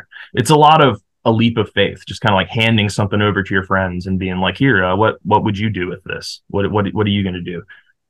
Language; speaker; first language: English; native; English